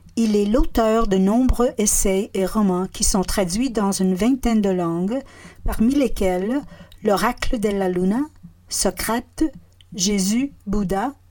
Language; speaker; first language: French; non-native, fluent; English